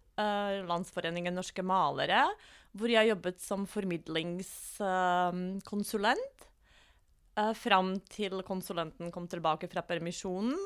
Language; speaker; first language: Norwegian; non-native, fluent; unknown